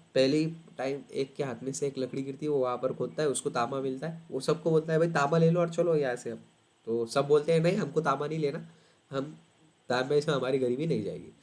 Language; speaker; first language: Hindi; non-native, local second language; Marathi